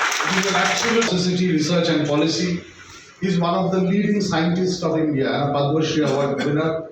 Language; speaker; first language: English; non-native, local second language; Bangla